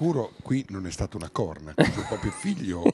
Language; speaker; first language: Italian; native; Italian